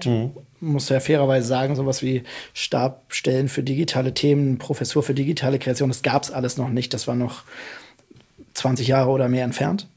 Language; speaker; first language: German; native; German